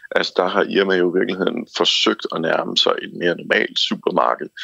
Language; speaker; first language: Danish; native; Danish